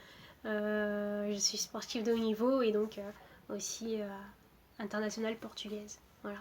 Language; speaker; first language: French; early bilingual, other home language; Portuguese